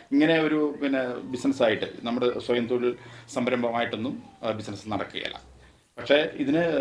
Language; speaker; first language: Malayalam; native; Malayalam